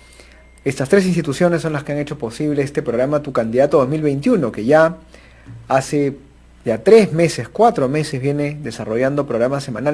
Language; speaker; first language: Spanish; native; Spanish